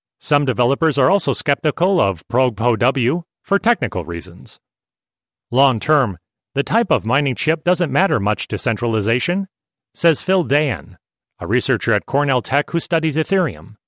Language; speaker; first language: English; native; English